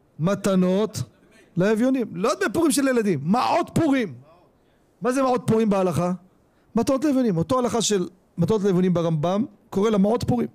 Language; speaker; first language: Hebrew; native; Hebrew